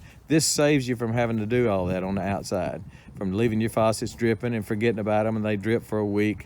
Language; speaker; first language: English; native; English